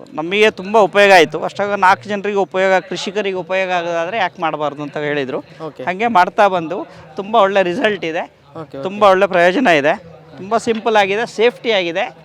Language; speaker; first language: Kannada; native; Kannada